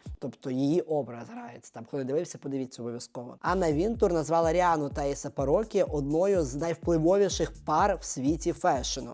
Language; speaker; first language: Ukrainian; native; Ukrainian